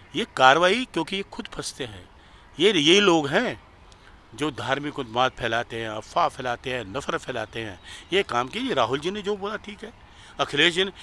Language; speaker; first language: Hindi; native; Hindi